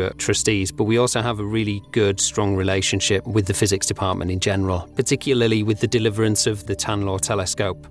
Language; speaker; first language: English; native; English